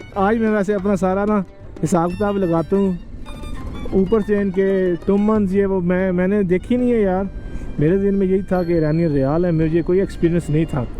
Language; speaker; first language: Urdu; native; Urdu